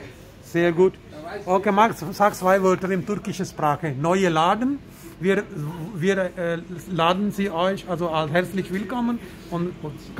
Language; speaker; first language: German; non-native, learner; Punjabi